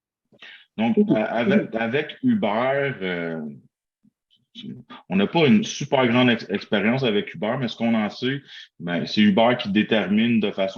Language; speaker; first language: French; native; French